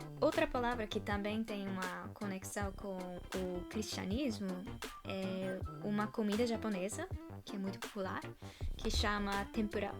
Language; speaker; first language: Portuguese; non-native, fluent; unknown